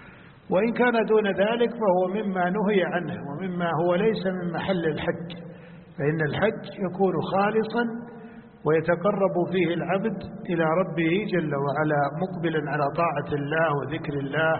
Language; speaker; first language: Arabic; native; Arabic